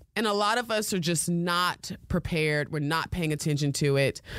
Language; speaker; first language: English; native; English